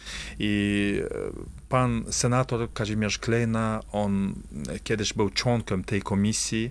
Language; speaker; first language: Polish; non-native, fluent; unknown